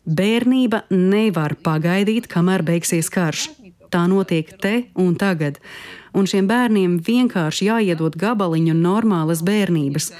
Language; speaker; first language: Latvian; native; Latvian